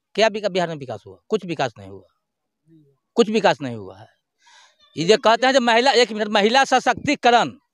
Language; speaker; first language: Hindi; native; Hindi